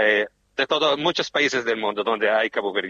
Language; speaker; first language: Spanish; non-native, fluent; Portuguese